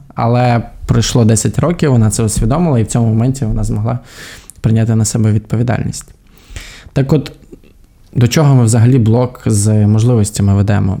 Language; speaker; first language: Ukrainian; native; Ukrainian